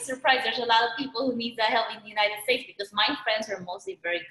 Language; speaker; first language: English; non-native, local second language; Filipino